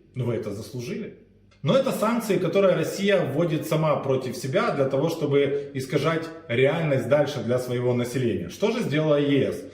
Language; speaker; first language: Russian; native; Russian